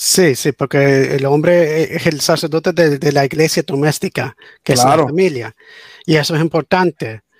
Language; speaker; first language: Spanish; early bilingual, heritage; English